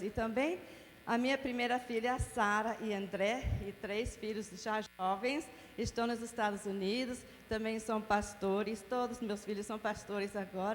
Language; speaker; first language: Portuguese; non-native, fluent; English